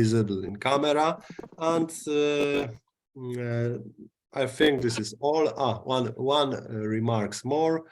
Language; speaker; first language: English; non-native, fluent; Polish